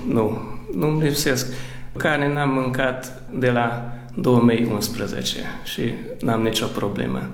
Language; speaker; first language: Romanian; early bilingual, heritage; Romanian